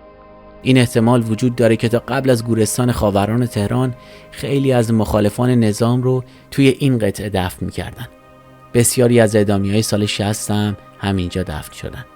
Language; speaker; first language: Persian; native; Persian